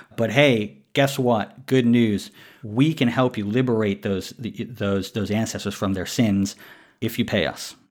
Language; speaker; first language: English; native; English